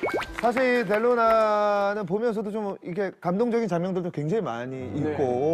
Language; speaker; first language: Korean; native; Korean